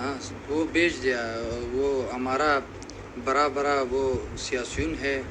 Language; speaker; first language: Hindi; non-native, learner; Persian